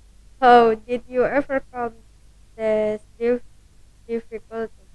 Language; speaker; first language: English; non-native, learner; Indonesian